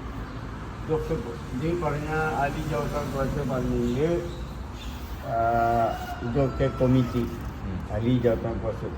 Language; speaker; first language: Malayalam; early bilingual, heritage; Malayalam